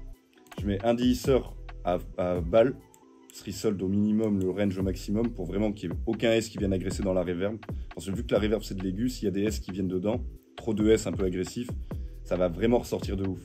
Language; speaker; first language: French; native; French